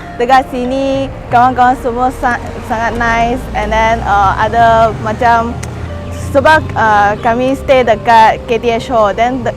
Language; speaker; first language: Malay; native; Malay